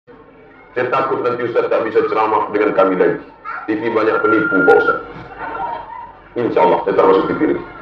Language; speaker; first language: Indonesian; non-native, local second language; Malay